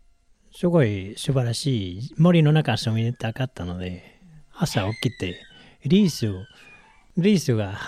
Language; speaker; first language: Japanese; non-native, learner; Spanish